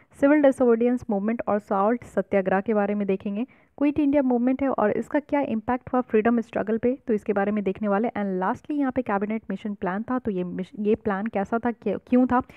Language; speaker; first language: Hindi; native; Hindi